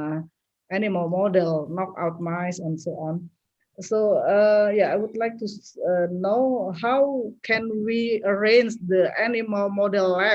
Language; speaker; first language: English; non-native, local second language; Indonesian